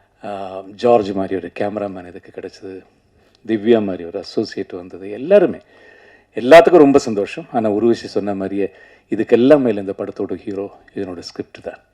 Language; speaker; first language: Tamil; non-native, local second language; Malayalam